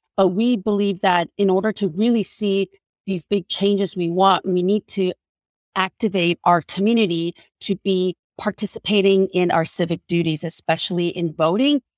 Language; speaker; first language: English; non-native, fluent; Korean